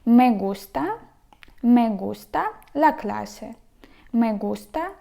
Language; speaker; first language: Spanish; non-native, fluent; Ukrainian